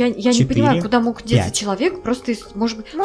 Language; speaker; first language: Russian; native; Russian